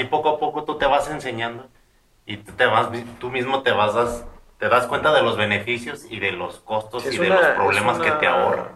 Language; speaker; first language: Spanish; native; Spanish